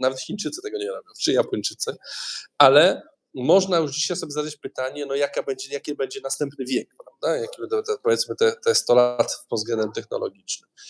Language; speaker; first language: Polish; native; Polish